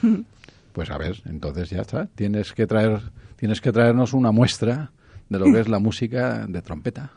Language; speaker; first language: Spanish; native; Spanish